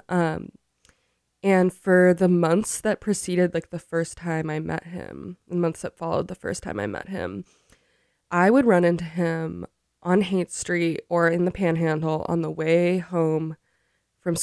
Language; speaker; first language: English; native; English